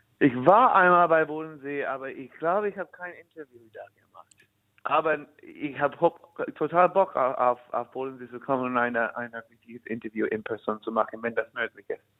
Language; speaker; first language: German; non-native, learner; English